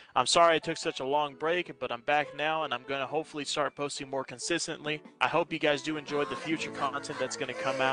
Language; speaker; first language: English; native; English